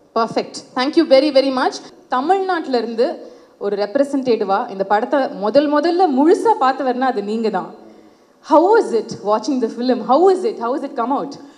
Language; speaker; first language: Tamil; native; Tamil